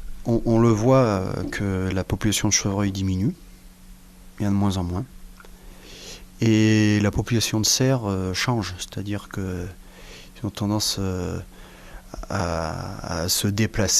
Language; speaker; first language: French; native; French